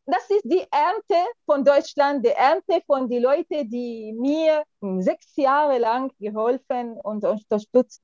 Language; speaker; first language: German; non-native, fluent; Arabic